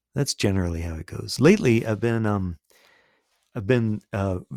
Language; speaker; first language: English; native; English